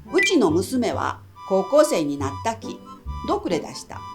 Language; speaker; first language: Japanese; native; Japanese